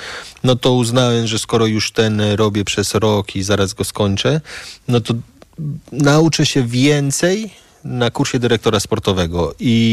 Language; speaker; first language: Polish; early bilingual, heritage; Polish